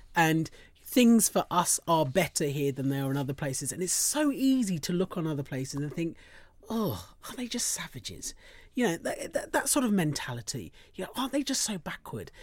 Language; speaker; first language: English; early bilingual, other home language; Hindi